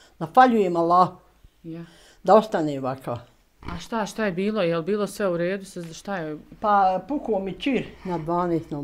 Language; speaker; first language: Bosnian; native; Bosnian